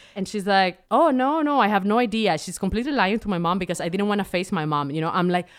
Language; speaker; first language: English; non-native, fluent; Spanish